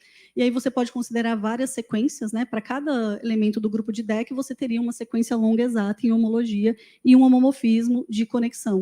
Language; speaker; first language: Portuguese; native; Portuguese